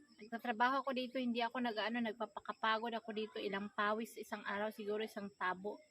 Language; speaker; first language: Filipino; native; Filipino